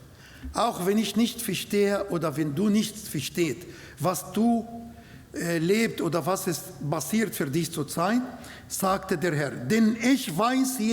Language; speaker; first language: German; non-native, learner; Arabic